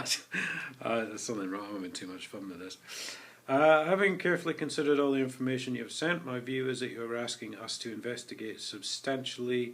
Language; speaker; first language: English; native; English